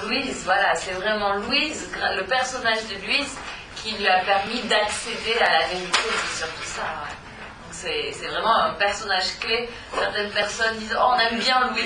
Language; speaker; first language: French; native; French